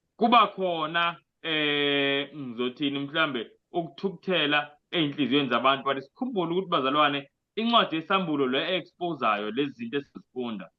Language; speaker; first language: Zulu; non-native, local second language; Xhosa